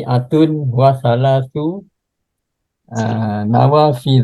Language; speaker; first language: Arabic; non-native, learner; Indonesian